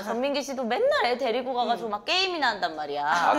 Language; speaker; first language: Korean; native; Korean